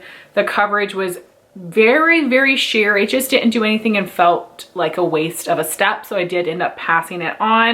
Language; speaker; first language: English; native; English